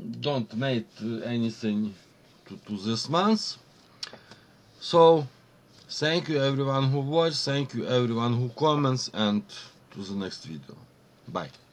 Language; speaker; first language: English; non-native, learner; Ukrainian